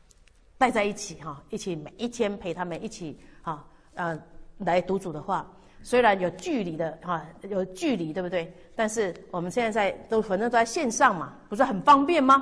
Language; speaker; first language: Chinese; native; Chinese